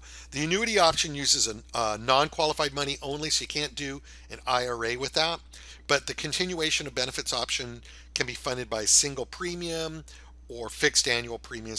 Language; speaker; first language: English; native; English